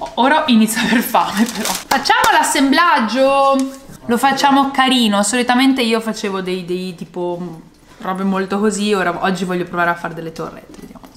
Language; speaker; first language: Italian; native; Italian